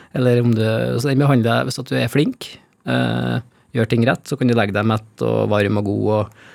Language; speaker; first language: Norwegian; native; Norwegian